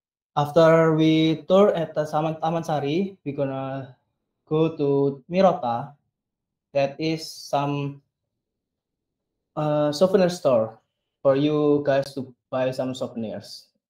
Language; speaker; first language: English; non-native, learner; Indonesian